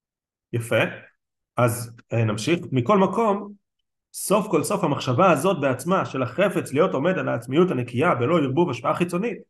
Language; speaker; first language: Hebrew; native; Hebrew